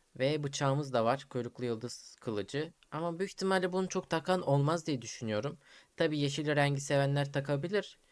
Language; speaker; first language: Turkish; early bilingual, heritage; Turkish